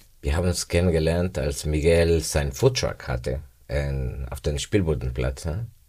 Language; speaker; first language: German; non-native, fluent; Spanish